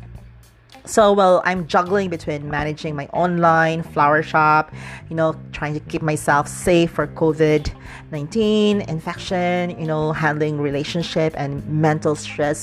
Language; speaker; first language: English; non-native, local second language; Cebuano